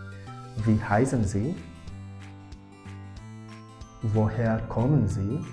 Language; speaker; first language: German; non-native, fluent; Indonesian